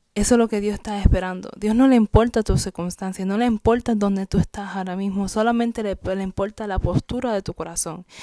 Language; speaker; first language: Spanish; native; Spanish